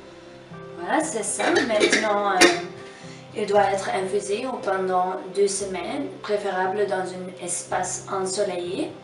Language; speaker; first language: French; non-native, fluent; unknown